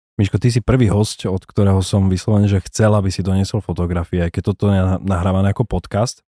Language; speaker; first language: Slovak; native; Slovak